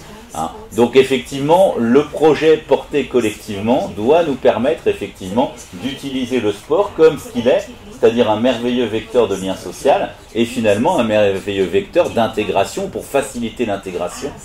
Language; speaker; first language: French; native; French